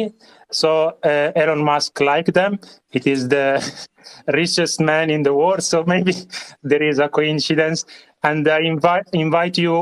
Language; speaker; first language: English; non-native, learner; Italian